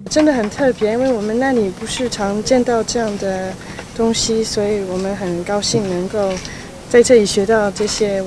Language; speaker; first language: Chinese; early bilingual, heritage; Chinese